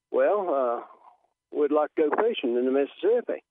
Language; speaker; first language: English; native; English